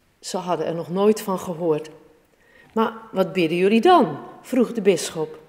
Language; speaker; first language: Dutch; native; Dutch